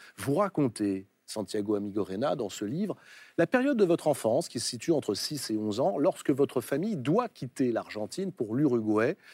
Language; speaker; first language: French; native; French